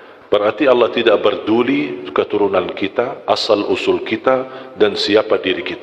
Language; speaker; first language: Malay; non-native, fluent; Arabic